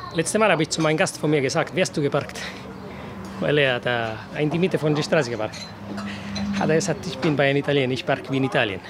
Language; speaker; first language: German; non-native, fluent; Italian